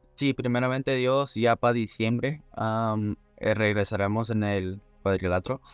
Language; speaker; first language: Spanish; early bilingual, heritage; Spanish